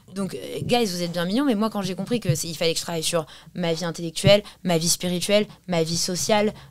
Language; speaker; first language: French; early bilingual, heritage; English